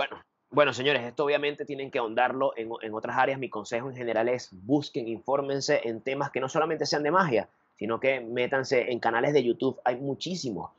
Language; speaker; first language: Spanish; native; Spanish